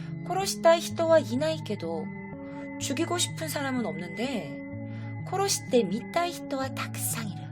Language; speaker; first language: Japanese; non-native, fluent; Korean